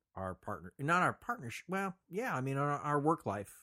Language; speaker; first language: English; native; English